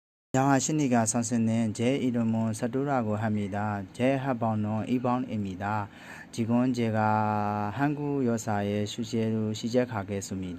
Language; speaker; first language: Korean; non-native, learner; Burmese